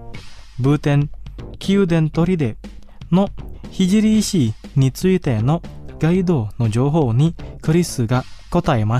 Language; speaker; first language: Japanese; non-native, fluent; Indonesian